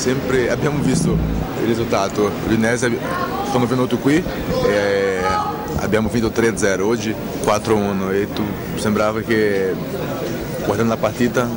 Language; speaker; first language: Italian; non-native, fluent; Portuguese